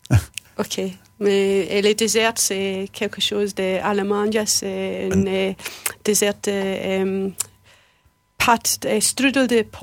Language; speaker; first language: French; non-native, learner; English